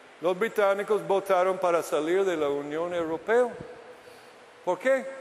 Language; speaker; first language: Spanish; non-native, fluent; English